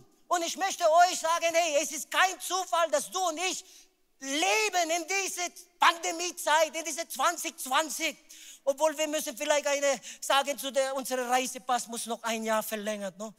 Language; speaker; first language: German; non-native, learner; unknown